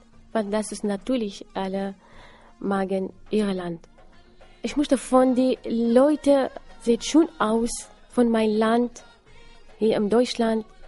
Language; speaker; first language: German; non-native, learner; Assyrian Neo-Aramaic